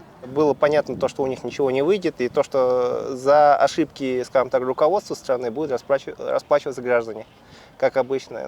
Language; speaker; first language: Russian; native; Russian